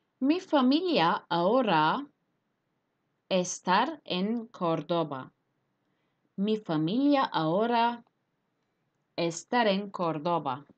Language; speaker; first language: Spanish; non-native, fluent; Turkish